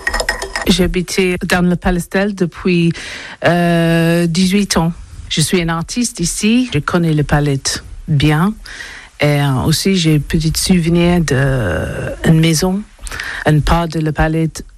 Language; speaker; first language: French; non-native, learner; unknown